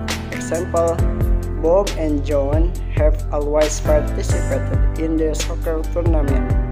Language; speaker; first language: English; non-native, learner; Indonesian